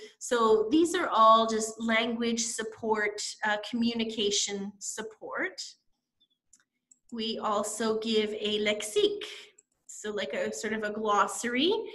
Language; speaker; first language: English; native; English